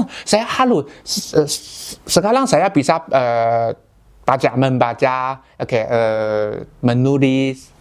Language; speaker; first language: Indonesian; non-native, learner; Chinese